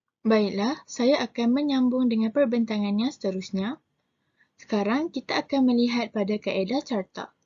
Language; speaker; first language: Malay; native; Malay